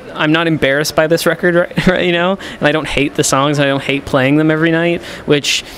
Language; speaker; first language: English; native; English